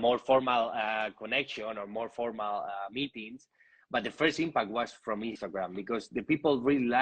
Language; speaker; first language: English; non-native, learner; Spanish